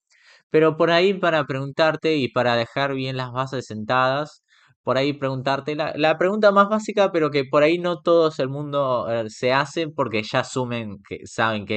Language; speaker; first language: Spanish; native; Spanish